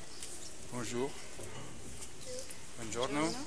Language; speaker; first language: Italian; non-native, learner; French